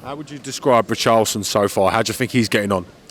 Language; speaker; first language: English; native; English